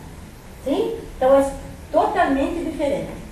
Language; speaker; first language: Spanish; non-native, fluent; Portuguese